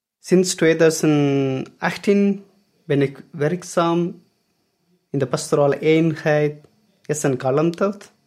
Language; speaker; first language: Dutch; non-native, fluent; Tamil